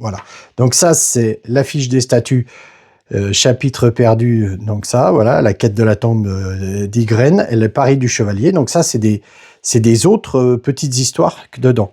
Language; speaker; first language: French; native; French